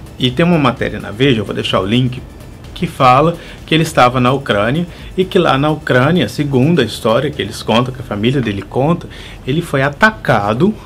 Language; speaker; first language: Portuguese; native; Portuguese